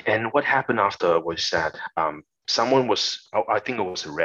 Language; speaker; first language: English; non-native, local second language; Chinese